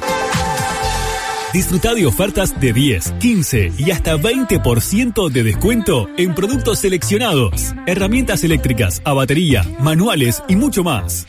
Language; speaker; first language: Spanish; native; Spanish